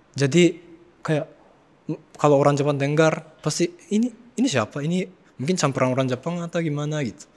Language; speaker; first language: Indonesian; non-native, fluent; Japanese